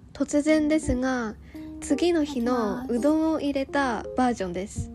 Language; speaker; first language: Japanese; native; Japanese